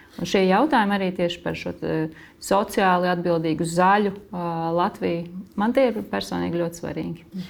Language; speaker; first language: Latvian; native; Latvian